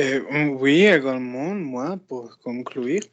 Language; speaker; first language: French; non-native, learner; Spanish